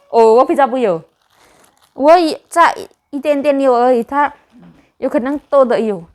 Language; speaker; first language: Chinese; non-native, learner; Javanese